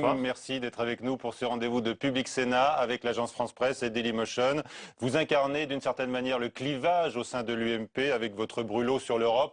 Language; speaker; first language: French; native; French